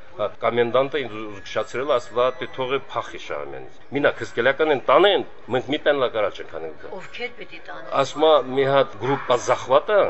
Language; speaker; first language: Armenian; native; Armenian